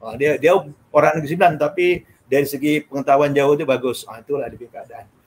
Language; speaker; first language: Malay; non-native, local second language; Javanese